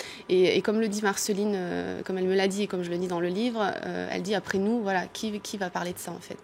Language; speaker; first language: French; native; French